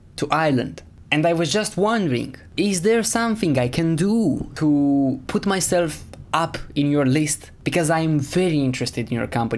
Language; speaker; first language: English; non-native, fluent; Romanian